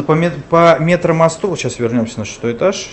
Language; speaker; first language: Russian; native; Russian